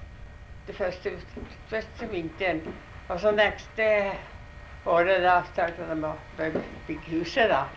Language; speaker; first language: Norwegian; early bilingual, heritage; Norwegian